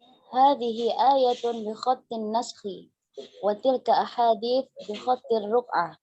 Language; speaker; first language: Arabic; non-native, learner; Indonesian